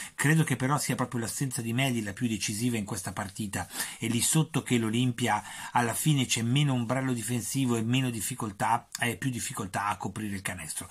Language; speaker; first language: Italian; native; Italian